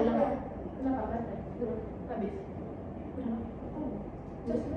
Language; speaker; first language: Indonesian; native; Indonesian